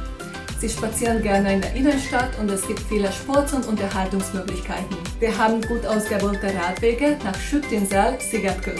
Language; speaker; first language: German; non-native, fluent; Hungarian